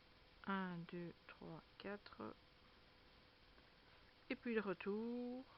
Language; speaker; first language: French; native; French